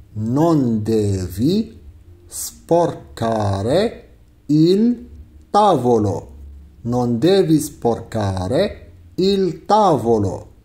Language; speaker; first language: Italian; non-native, fluent; Arabic